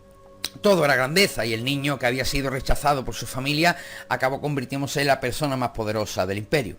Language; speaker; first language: Spanish; native; Spanish